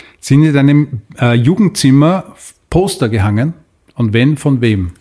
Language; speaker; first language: German; native; German